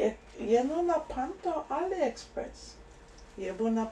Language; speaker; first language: Icelandic; non-native, learner; English